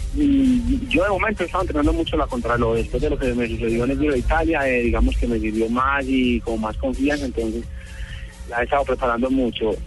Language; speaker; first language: Spanish; native; Spanish